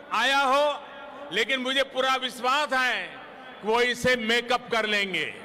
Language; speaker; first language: Hindi; non-native, local second language; Gujarati